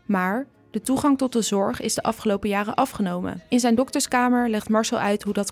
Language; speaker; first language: Dutch; native; Dutch